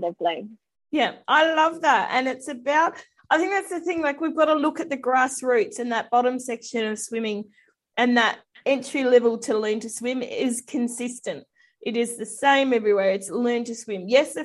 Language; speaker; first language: English; native; English